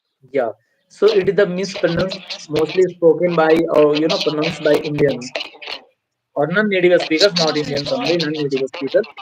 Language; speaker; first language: English; non-native, fluent; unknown